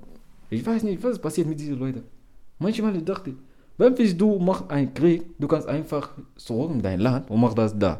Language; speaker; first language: German; non-native, learner; Arabic